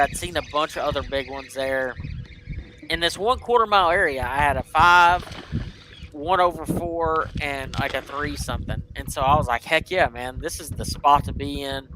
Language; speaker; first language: English; native; English